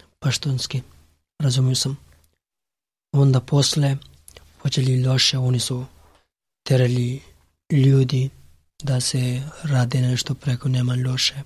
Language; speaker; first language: Serbian; non-native, learner; Pashto